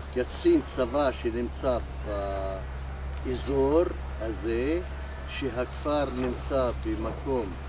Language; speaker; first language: Hebrew; non-native, local second language; Arabic